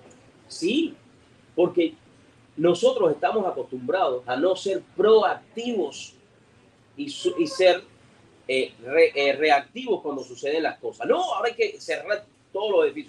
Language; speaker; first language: Spanish; native; Spanish